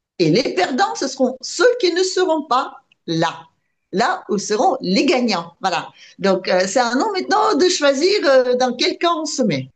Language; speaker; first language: French; non-native, fluent; Russian